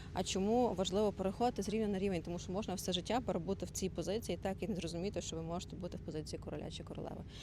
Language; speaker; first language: Ukrainian; non-native, local second language; Russian